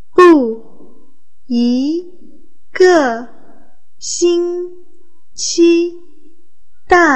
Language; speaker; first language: Chinese; non-native, fluent; Vietnamese